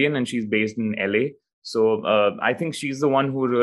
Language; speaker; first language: English; non-native, local second language; Hindi